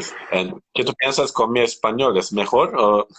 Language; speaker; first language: Spanish; non-native, learner; Turkish